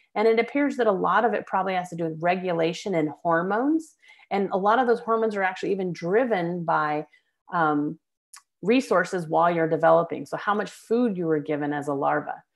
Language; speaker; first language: English; native; English